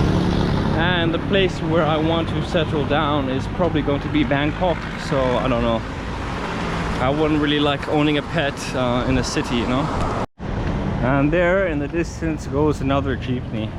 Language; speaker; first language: English; non-native, fluent; Finnish